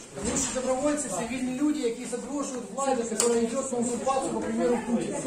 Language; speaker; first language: Ukrainian; non-native, local second language; Russian